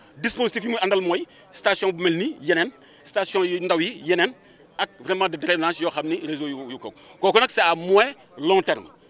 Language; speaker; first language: French; non-native, local second language; Wolof